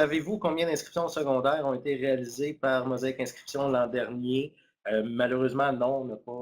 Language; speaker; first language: French; native; French